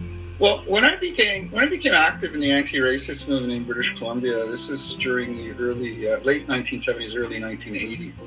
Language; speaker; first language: English; native; English